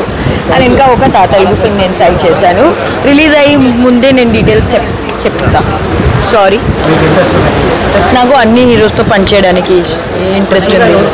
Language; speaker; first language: Telugu; non-native, learner; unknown